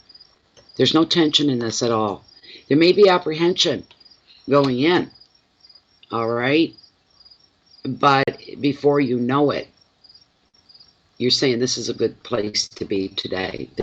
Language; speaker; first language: English; native; English